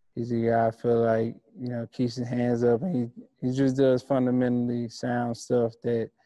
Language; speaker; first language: English; native; English